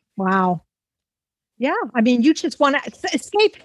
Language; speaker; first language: English; native; English